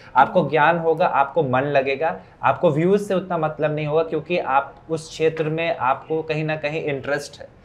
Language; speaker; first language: Hindi; native; Hindi